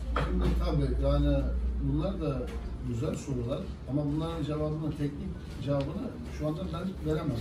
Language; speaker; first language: Turkish; native; Turkish